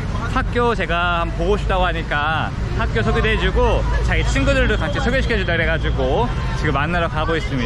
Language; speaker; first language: Korean; native; Korean